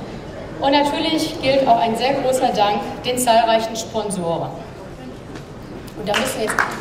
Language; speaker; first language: German; native; German